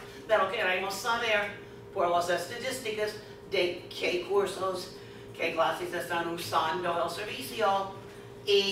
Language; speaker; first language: Spanish; non-native, fluent; English